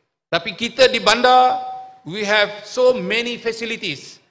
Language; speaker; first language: English; non-native, local second language; Malay